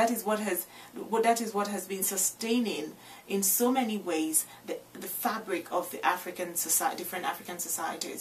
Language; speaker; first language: English; non-native, local second language; Igbo